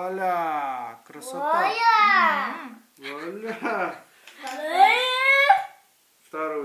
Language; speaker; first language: Russian; native; Russian